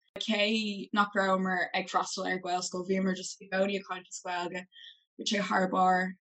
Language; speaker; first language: Irish; non-native, local second language; English